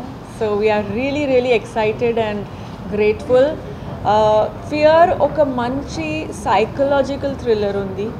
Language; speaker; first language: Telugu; non-native, learner; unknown